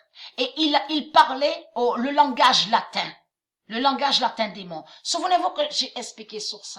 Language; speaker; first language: French; native; French